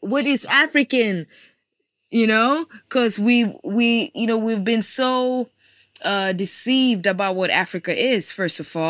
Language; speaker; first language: English; non-native, fluent; Kikuyu